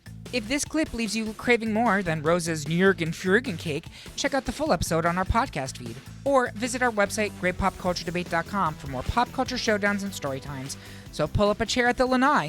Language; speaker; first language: English; native; English